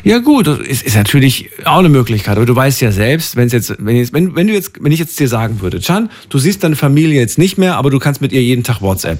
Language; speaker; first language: German; native; German